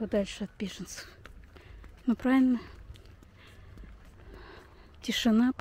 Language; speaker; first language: Russian; non-native, local second language; Kazakh